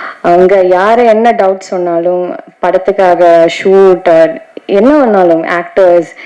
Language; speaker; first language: Tamil; non-native, learner; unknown